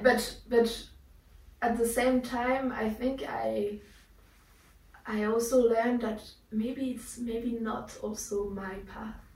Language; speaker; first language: English; non-native, fluent; German